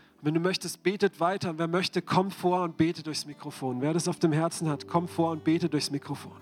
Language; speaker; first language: German; native; German